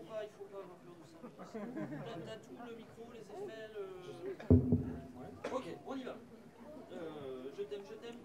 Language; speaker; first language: French; native; French